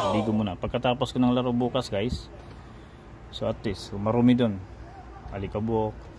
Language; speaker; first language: Filipino; non-native, local second language; Cebuano